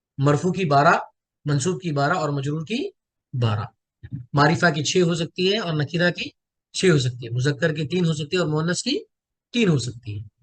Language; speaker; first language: Urdu; native; Urdu